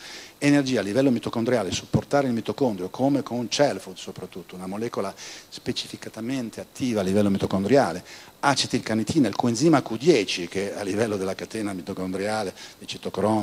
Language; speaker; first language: Italian; native; Italian